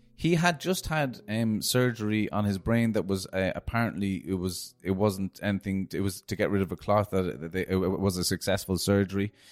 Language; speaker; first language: English; native; English